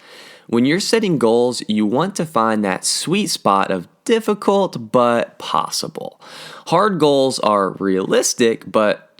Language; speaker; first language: English; native; English